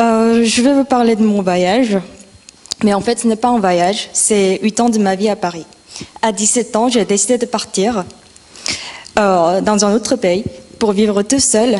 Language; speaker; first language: French; non-native, fluent; Korean